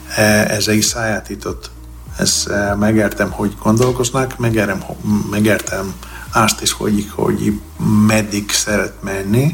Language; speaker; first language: Hungarian; non-native, learner; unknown